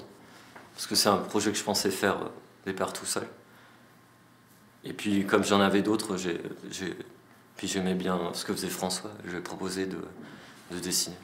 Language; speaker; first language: French; non-native, fluent; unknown